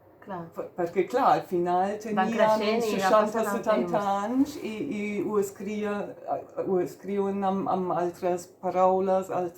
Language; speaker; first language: Catalan; non-native, fluent; German